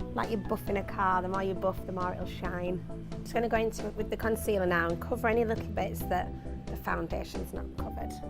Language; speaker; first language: English; native; English